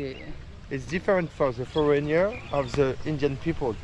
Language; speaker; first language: English; non-native, learner; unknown